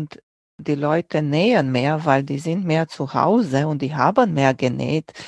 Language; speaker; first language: German; non-native, fluent; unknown